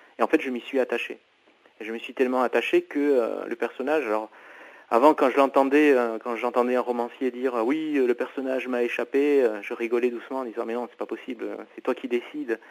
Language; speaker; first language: French; non-native, fluent; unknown